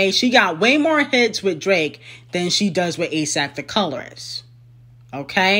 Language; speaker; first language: English; native; English